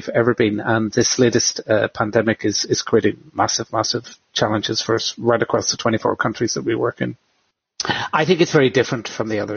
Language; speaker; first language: English; native; English